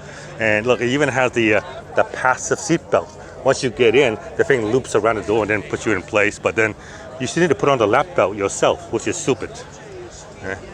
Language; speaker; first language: English; native; English